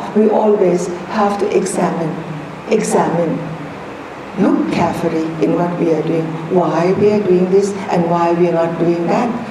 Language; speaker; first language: English; non-native, fluent; Thai